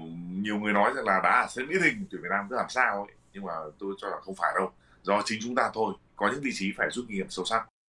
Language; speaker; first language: Vietnamese; native; Vietnamese